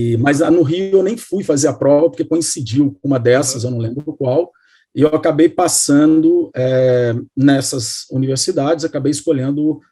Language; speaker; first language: Portuguese; native; Portuguese